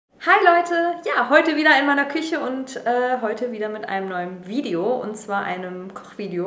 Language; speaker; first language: German; early bilingual, other home language; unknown